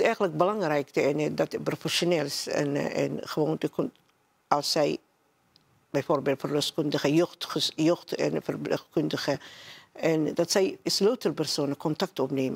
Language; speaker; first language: Dutch; non-native, learner; Somali